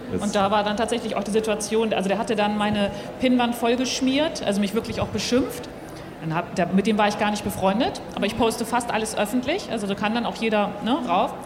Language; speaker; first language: German; native; German